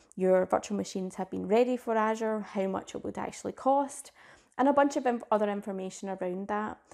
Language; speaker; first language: English; native; English